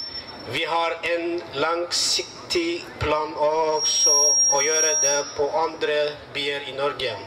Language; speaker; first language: Norwegian; non-native, learner; Amharic